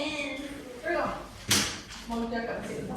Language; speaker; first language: Malay; native; Malay